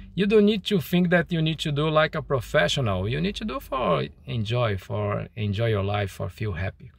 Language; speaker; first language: English; non-native, learner; Portuguese